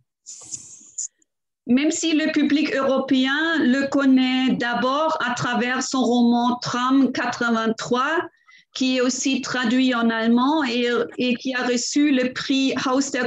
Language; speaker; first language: French; non-native, fluent; German